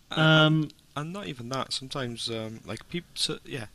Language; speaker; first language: English; native; English